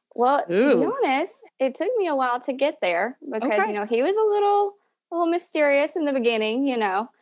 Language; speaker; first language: English; native; English